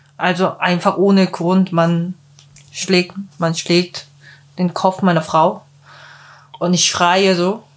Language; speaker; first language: German; non-native, fluent; Korean